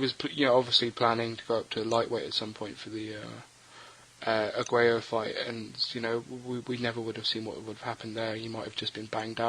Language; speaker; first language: English; native; English